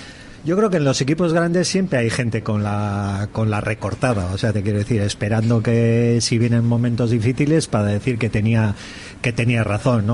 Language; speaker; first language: Spanish; native; Spanish